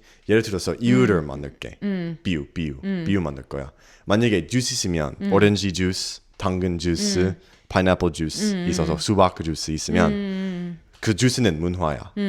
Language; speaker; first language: Korean; non-native, learner; English